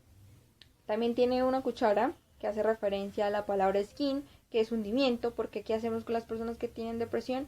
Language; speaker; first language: Spanish; native; Spanish